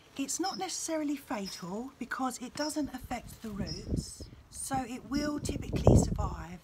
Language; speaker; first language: English; native; English